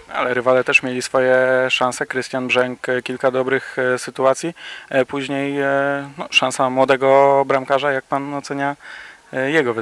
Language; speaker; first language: Polish; native; Polish